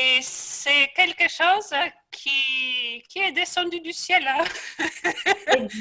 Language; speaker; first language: French; non-native, fluent; Polish